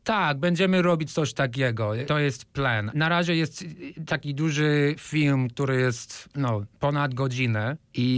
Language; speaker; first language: Polish; non-native, fluent; English